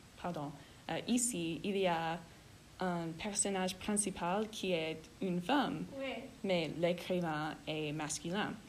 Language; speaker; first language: French; non-native, learner; English